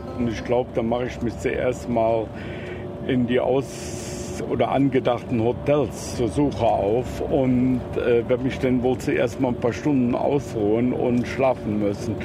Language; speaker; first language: German; native; German